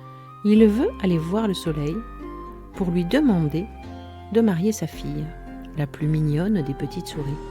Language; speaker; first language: French; native; French